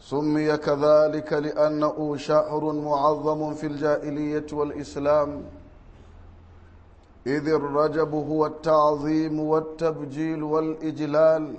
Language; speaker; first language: Arabic; non-native, fluent; Hausa